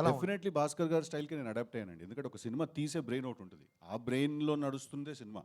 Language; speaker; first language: Telugu; native; Telugu